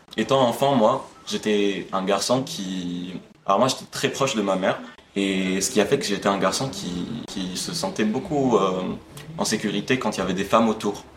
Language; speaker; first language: French; non-native, local second language; Arabic